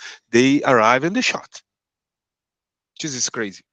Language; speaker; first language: English; non-native, learner; Portuguese